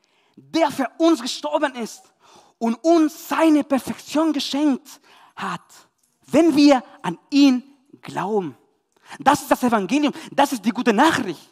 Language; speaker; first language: German; non-native, learner; Spanish